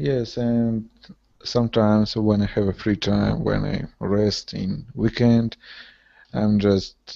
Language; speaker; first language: English; non-native, learner; Russian